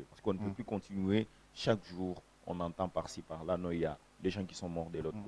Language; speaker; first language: French; non-native, local second language; Lingala